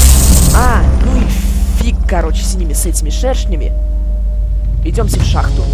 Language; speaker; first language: Russian; native; Russian